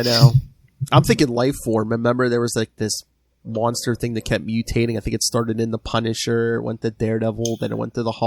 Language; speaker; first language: English; native; English